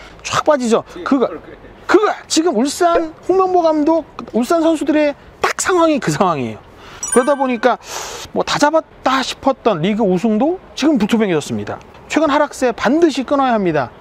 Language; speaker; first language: Korean; native; Korean